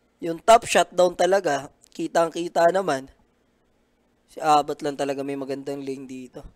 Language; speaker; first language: Filipino; native; Filipino